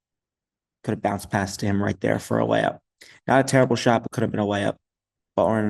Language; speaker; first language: English; native; English